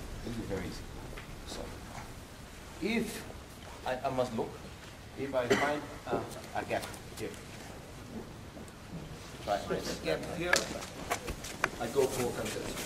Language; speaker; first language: English; non-native, learner; German